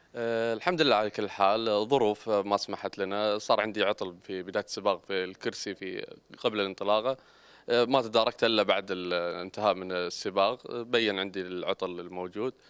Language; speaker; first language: Arabic; native; Arabic